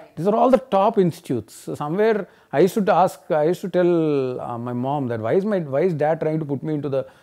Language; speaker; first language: English; non-native, local second language; Telugu